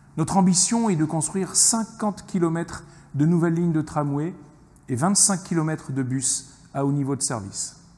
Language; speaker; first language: French; native; French